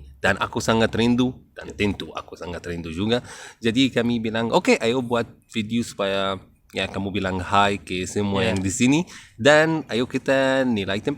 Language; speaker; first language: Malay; non-native, learner; Arabic